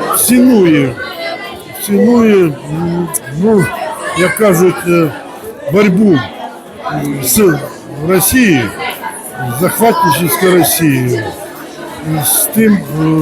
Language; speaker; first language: Ukrainian; native; Ukrainian